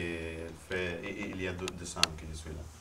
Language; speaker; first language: French; non-native, fluent; Spanish